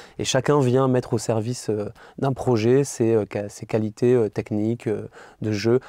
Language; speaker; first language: French; native; French